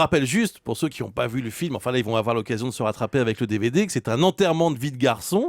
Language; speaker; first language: French; native; French